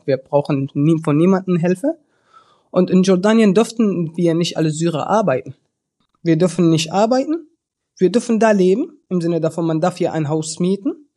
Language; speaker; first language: German; early bilingual, other home language; Arabic